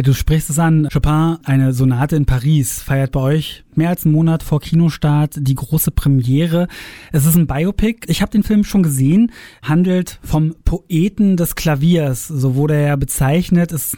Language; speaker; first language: German; native; German